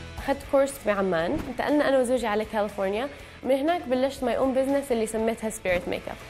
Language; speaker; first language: Arabic; native; Arabic